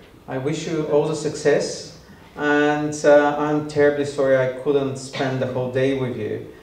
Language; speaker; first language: English; non-native, fluent; Bulgarian